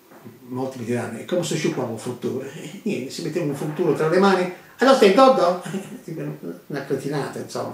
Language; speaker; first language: Italian; native; Italian